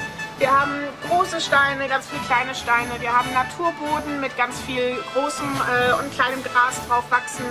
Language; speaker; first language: German; native; German